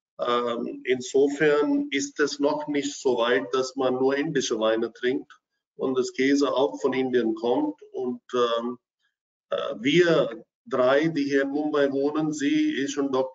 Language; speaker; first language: German; non-native, fluent; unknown